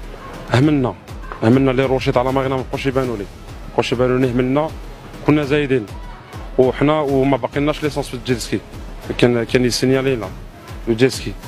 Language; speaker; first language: Arabic; early bilingual, heritage; Arabic